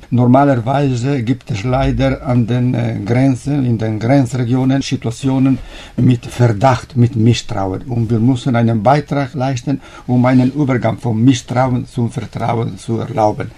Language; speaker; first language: German; non-native, fluent; Italian